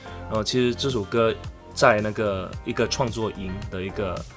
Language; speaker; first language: Chinese; non-native, local second language; English